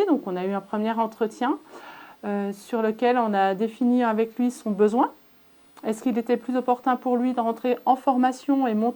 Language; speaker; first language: French; native; French